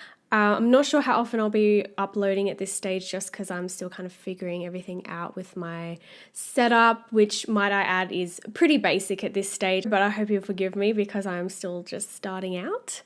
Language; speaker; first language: English; native; English